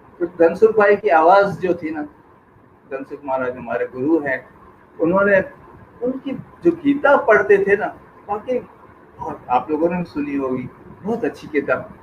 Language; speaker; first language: Urdu; non-native, local second language; Sindhi